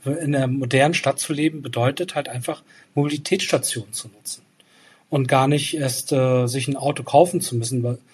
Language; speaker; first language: German; native; German